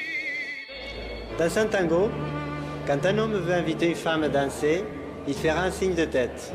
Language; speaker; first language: French; non-native, fluent; Spanish